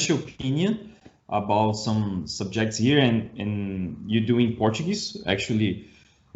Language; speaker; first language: English; non-native, learner; Portuguese